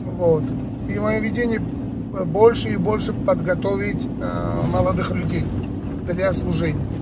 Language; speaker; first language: Russian; non-native, local second language; Georgian